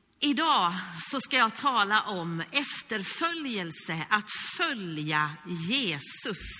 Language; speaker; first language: Swedish; native; Swedish